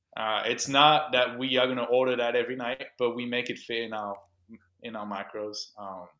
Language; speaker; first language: English; non-native, local second language; French